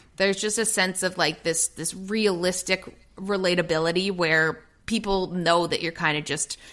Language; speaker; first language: English; native; English